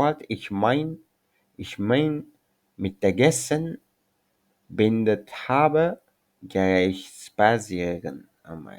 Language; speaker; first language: German; non-native, learner; Turkish